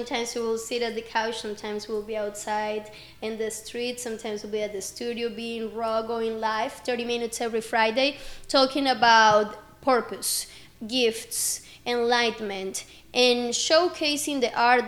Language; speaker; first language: English; non-native, fluent; Spanish